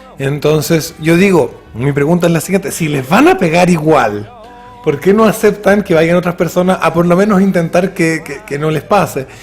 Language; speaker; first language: Spanish; native; Spanish